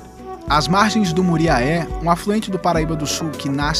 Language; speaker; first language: Portuguese; native; Portuguese